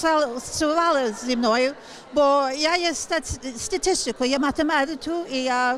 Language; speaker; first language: Ukrainian; early bilingual, heritage; English